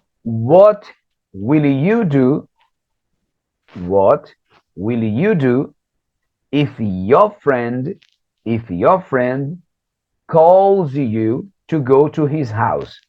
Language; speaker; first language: English; non-native, fluent; Portuguese